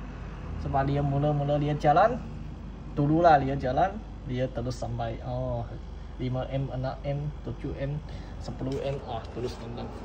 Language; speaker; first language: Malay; non-native, local second language; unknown